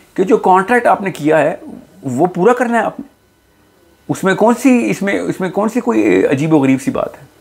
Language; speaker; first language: Urdu; native; Urdu